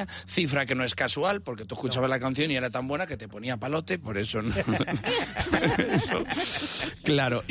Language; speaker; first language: Spanish; native; Spanish